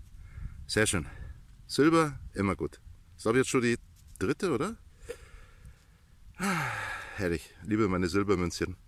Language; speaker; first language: German; native; German